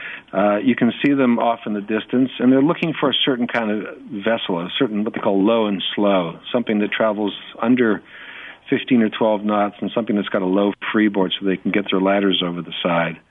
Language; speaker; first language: English; native; English